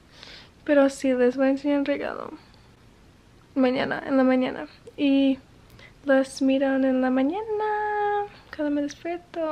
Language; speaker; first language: Spanish; early bilingual, other home language; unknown